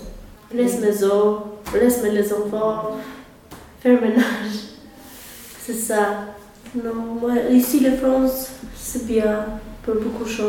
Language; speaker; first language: French; non-native, learner; Albanian